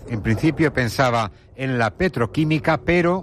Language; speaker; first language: Spanish; native; Spanish